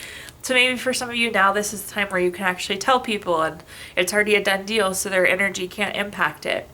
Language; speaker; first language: English; native; English